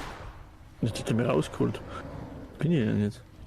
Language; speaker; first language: German; native; German